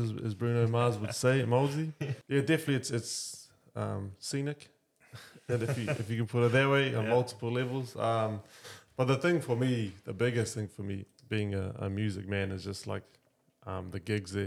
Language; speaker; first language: English; native; English